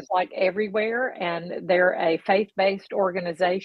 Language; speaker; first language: English; native; English